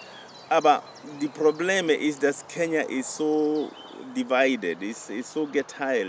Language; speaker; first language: German; non-native, learner; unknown